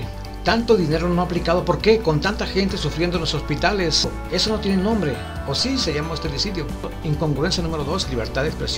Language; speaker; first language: Spanish; native; Spanish